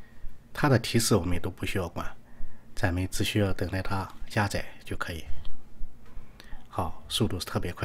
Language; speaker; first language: Chinese; native; Chinese